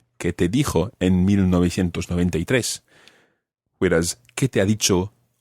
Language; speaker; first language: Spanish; non-native, fluent; English